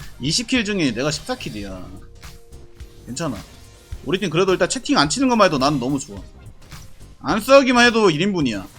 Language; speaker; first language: Korean; native; Korean